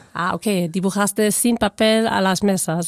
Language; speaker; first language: Spanish; non-native, fluent; German